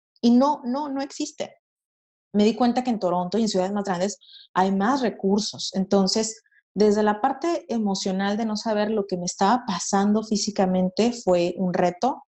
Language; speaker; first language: Spanish; native; Spanish